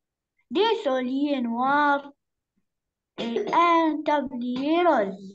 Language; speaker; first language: French; non-native, learner; Arabic